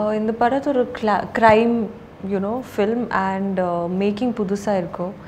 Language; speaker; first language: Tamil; non-native, learner; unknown